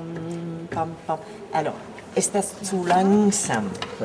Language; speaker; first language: German; non-native, learner; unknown